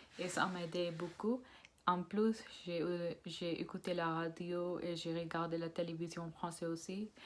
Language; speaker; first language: French; non-native, learner; Punjabi